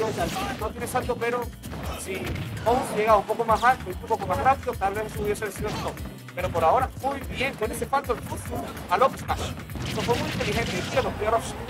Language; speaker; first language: Spanish; native; Spanish